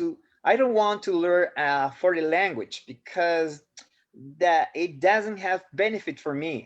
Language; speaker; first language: English; non-native, fluent; Spanish